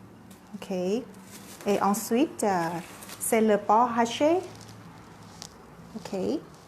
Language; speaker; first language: French; non-native, fluent; Thai